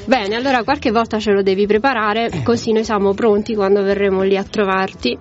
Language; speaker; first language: Italian; native; Italian